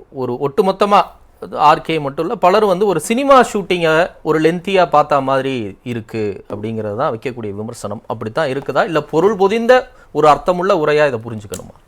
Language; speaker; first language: Tamil; native; Tamil